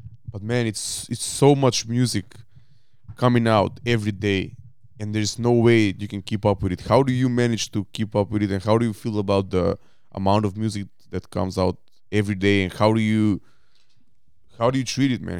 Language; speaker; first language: English; non-native, fluent; Macedonian